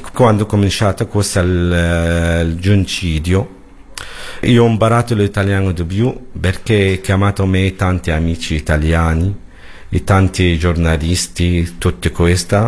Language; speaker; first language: Italian; non-native, learner; Arabic